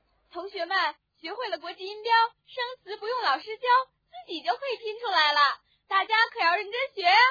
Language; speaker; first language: Chinese; native; Chinese